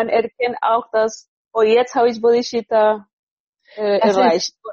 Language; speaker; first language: German; non-native, fluent; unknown